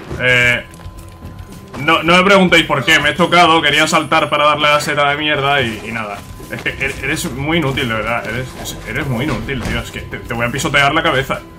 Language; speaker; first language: Spanish; native; Spanish